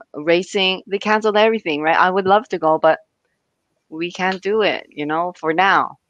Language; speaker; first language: English; native; English